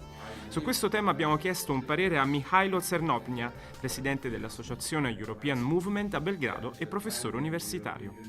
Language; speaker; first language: Italian; native; Italian